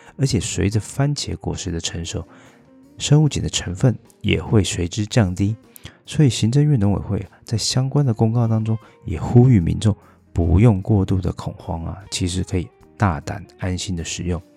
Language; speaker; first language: Chinese; native; Chinese